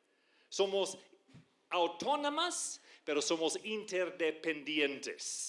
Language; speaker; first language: Spanish; non-native, fluent; English